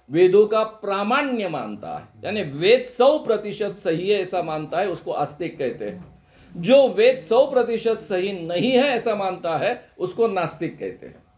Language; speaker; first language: Hindi; non-native, local second language; Marathi